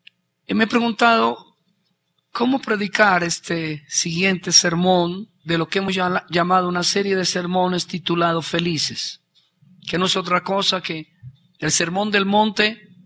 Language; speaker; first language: Spanish; native; Spanish